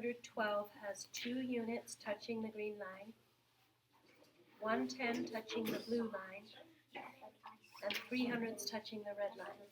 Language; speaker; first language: English; native; English